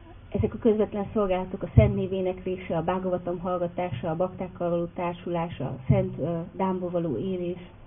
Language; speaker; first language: Hungarian; native; Hungarian